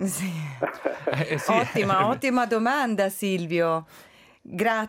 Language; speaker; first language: Italian; native; Italian